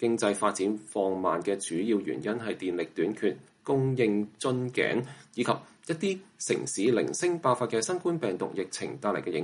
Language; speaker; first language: Chinese; native; Chinese